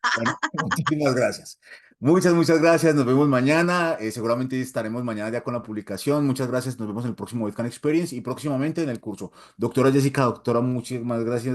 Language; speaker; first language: Spanish; native; Spanish